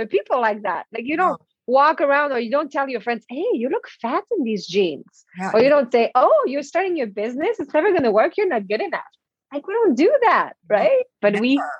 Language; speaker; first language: English; non-native, fluent; French